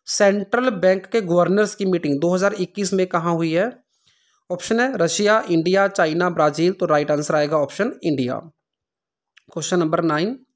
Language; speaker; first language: Hindi; non-native, local second language; Punjabi